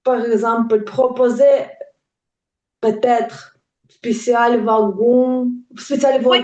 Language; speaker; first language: French; non-native, learner; Ukrainian